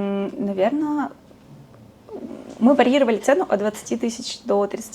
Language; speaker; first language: Russian; native; Russian